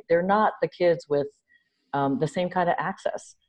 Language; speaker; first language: English; native; English